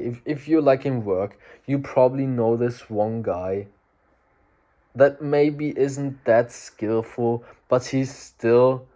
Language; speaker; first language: English; non-native, fluent; German